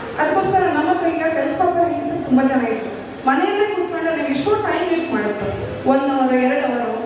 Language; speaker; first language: Kannada; native; Kannada